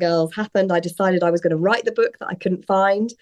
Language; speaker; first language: English; native; English